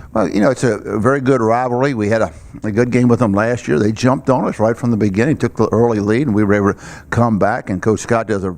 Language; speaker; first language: English; native; English